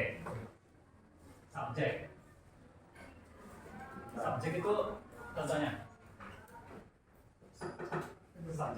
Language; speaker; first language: Indonesian; native; Indonesian